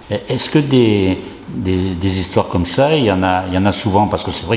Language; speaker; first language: French; native; French